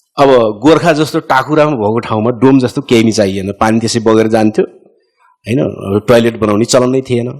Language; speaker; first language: Nepali; native; Nepali